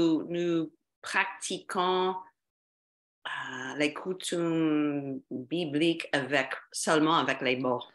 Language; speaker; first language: French; non-native, fluent; English